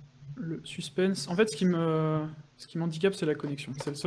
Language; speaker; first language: French; native; French